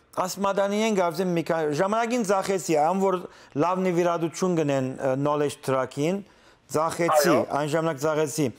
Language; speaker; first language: Armenian; early bilingual, heritage; Armenian